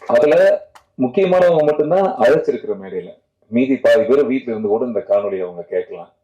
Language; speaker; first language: Tamil; native; Tamil